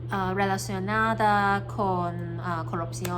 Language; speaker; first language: Spanish; non-native, learner; Cantonese